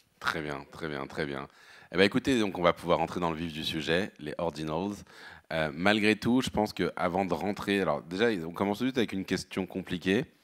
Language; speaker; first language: French; native; French